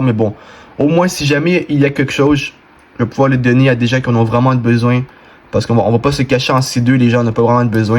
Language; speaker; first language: French; native; French